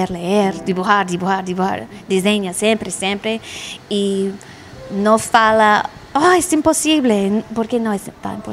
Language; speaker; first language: Portuguese; non-native, learner; English